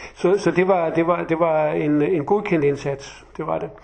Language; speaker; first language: Danish; native; Danish